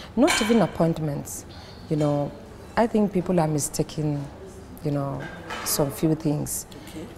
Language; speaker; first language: English; non-native, local second language; Fula